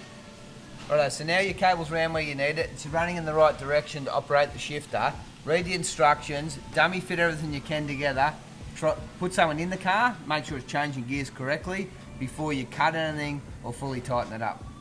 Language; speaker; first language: English; native; English